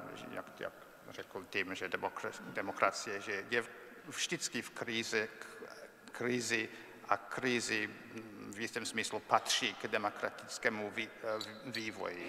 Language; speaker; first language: Czech; non-native, fluent; English